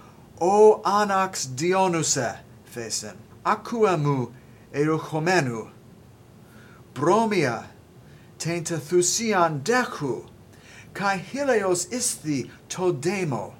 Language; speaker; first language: Greek; non-native, learner; English